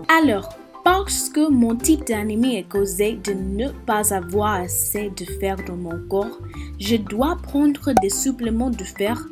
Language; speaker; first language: French; non-native, learner; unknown